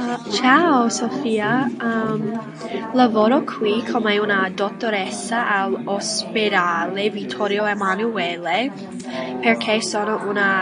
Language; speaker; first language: Italian; non-native, learner; English